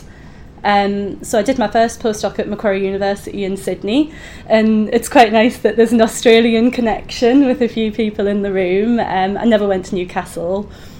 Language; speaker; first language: English; native; English